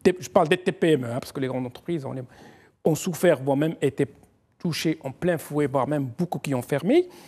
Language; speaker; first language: French; non-native, local second language; Arabic